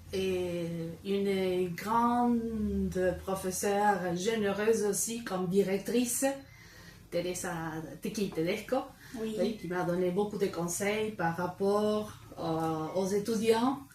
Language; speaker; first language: French; non-native, fluent; Spanish